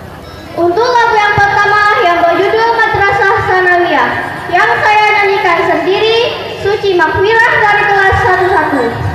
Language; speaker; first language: Indonesian; native; Indonesian